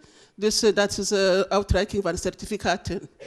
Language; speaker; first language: Dutch; non-native, learner; Rundi